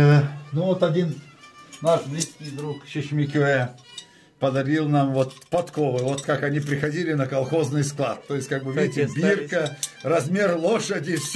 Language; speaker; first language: Russian; non-native, local second language; Gagauz